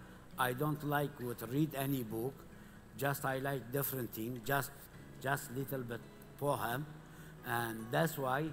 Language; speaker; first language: English; non-native, learner; Kurdish